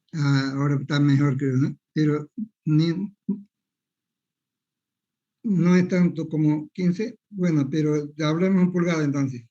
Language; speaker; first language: Spanish; native; Spanish